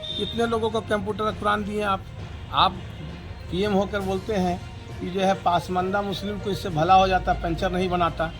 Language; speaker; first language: Hindi; native; Hindi